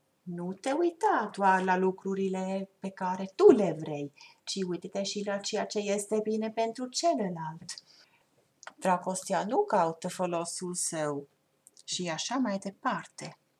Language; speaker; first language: Romanian; non-native, fluent; German